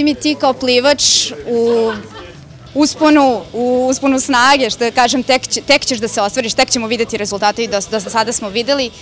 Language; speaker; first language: Serbian; native; Serbian